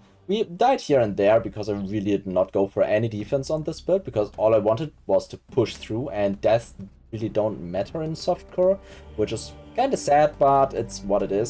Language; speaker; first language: English; non-native, fluent; German